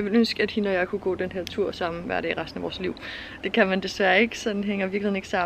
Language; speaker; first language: Danish; native; Danish